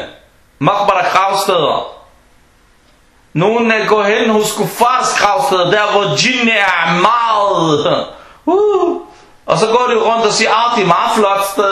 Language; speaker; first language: Danish; non-native, fluent; Arabic